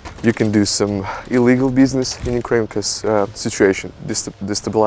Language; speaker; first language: English; non-native, learner; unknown